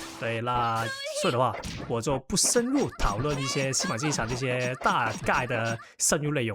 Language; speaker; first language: Chinese; non-native, local second language; Cantonese